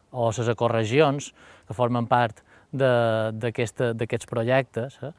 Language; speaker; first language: Catalan; native; Catalan